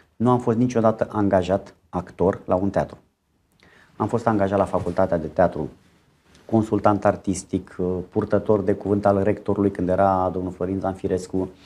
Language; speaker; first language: Romanian; native; Romanian